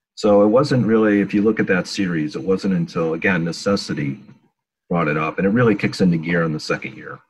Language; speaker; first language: English; native; English